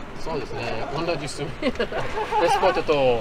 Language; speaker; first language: Japanese; non-native, learner; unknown